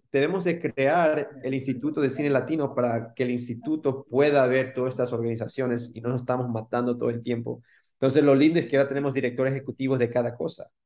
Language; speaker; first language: Spanish; early bilingual, heritage; Spanish